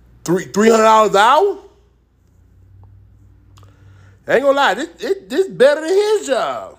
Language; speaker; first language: English; native; English